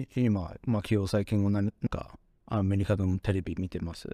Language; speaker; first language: Japanese; non-native, fluent; Chinese